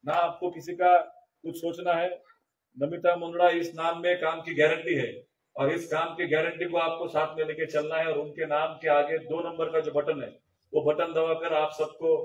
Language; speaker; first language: Hindi; non-native, local second language; Marathi